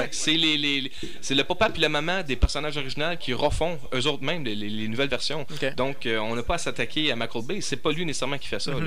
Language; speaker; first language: French; native; French